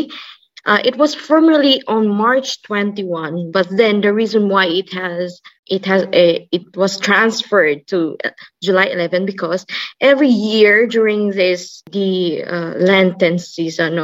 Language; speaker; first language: English; non-native, local second language; Cebuano